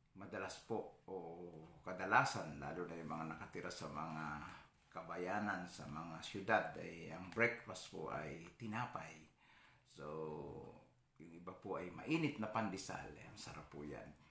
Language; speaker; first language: Filipino; non-native, local second language; Bikol